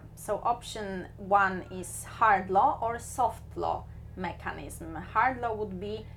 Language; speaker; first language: English; non-native, fluent; Polish